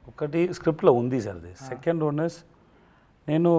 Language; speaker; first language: Telugu; non-native, learner; Tamil